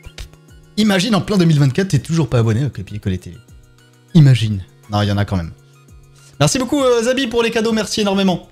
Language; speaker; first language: French; native; French